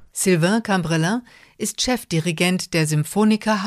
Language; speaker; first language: German; native; German